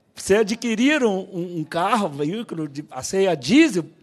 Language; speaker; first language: Portuguese; native; Portuguese